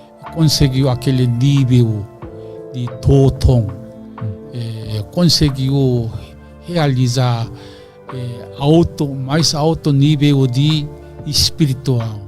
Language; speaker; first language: Portuguese; non-native, learner; Korean